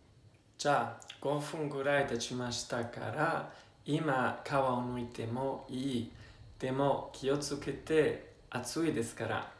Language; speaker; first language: Japanese; non-native, learner; Italian